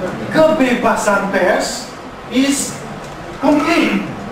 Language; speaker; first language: English; native; English